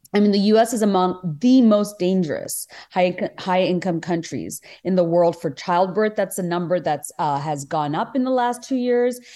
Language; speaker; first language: English; non-native, local second language; Bangla